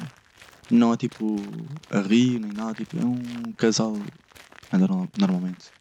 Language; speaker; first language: Portuguese; early bilingual, other home language; Arabic